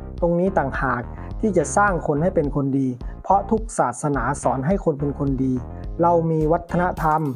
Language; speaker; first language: Thai; native; Thai